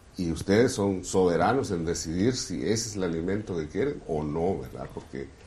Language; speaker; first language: Spanish; non-native, local second language; Kʼicheʼ